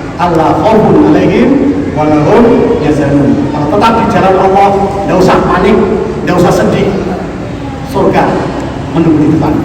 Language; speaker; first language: Indonesian; non-native, local second language; Javanese